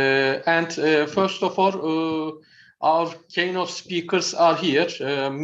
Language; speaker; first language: English; non-native, learner; Turkish